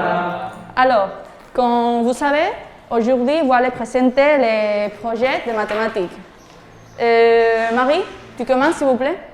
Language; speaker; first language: French; non-native, learner; Spanish